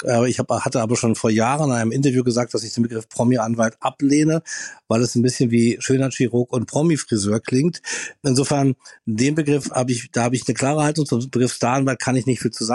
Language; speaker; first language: German; native; German